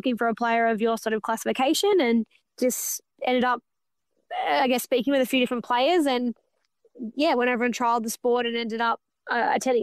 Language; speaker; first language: English; native; English